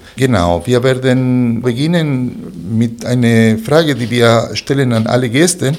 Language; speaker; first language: German; non-native, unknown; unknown